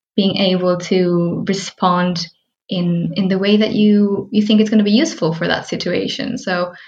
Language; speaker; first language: English; early bilingual, heritage; Spanish